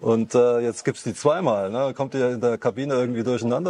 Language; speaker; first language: German; native; German